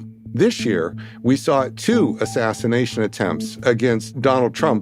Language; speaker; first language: English; native; English